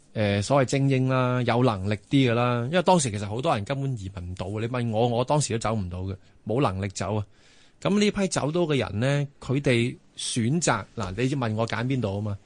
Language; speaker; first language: Cantonese; native; Cantonese